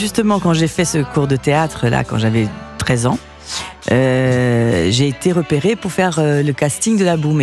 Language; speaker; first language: French; early bilingual, other home language; Portuguese